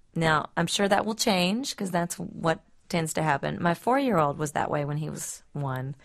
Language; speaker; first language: English; native; English